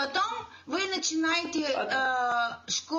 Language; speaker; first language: Russian; non-native, learner; Bulgarian